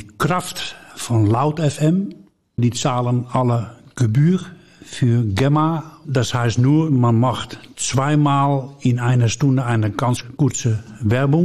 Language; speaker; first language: German; non-native, learner; Dutch